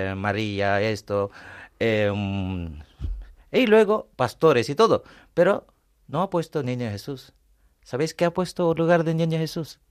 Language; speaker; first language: Spanish; non-native, fluent; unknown